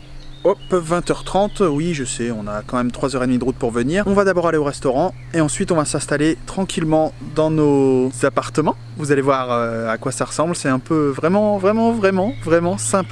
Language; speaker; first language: French; native; French